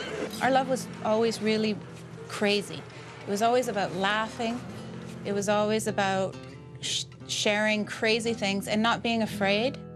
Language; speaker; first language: English; native; English